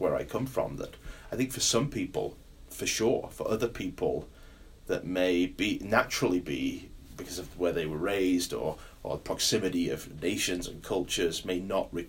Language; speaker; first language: English; native; English